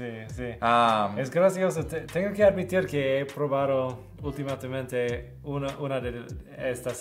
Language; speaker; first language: Spanish; non-native, learner; English